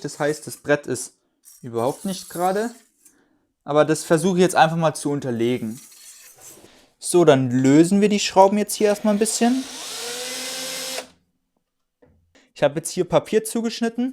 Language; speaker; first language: German; native; German